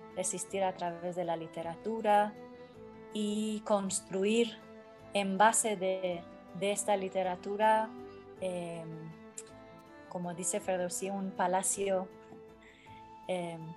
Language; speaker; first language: Spanish; non-native, fluent; Persian